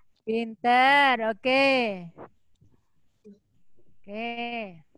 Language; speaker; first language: English; non-native, fluent; Indonesian